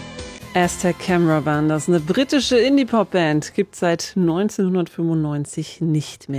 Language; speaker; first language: German; native; German